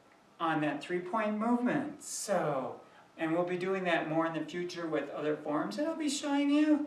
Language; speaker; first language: English; native; English